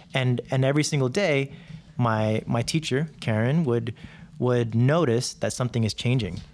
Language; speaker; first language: English; native; English